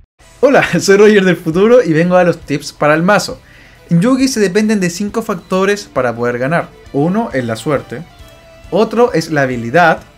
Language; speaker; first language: Spanish; native; Spanish